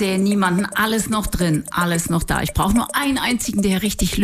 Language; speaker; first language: German; native; German